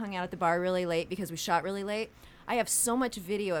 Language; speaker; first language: English; native; English